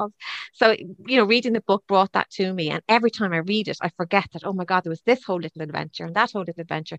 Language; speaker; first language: English; native; English